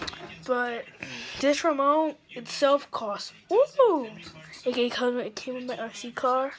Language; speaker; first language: English; native; English